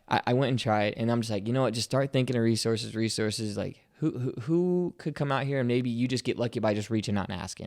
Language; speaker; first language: English; native; English